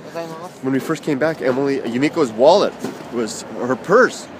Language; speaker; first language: English; native; English